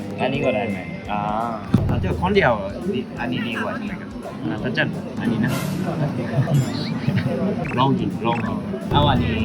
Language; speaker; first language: Thai; non-native, learner; Japanese